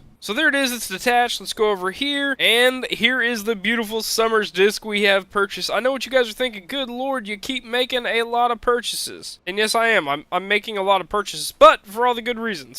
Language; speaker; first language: English; native; English